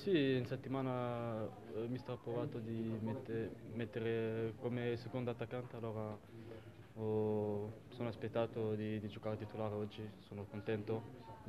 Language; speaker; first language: Italian; non-native, learner; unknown